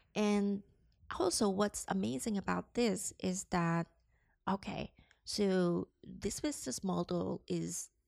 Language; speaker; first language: English; non-native, local second language; Cantonese